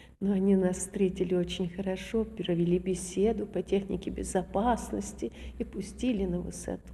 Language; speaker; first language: Russian; native; Russian